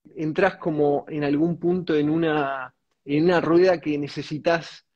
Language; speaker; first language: Spanish; native; Spanish